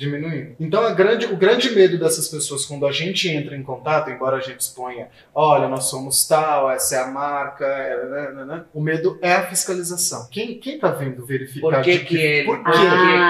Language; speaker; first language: Portuguese; native; Portuguese